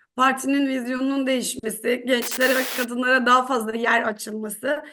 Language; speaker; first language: Turkish; native; Turkish